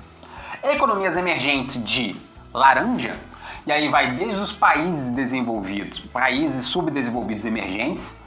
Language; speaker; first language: Portuguese; native; Portuguese